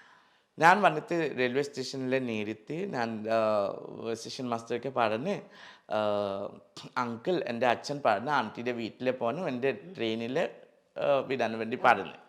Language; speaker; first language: Malayalam; non-native, local second language; Assamese